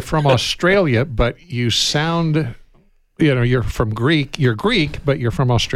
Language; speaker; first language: English; native; English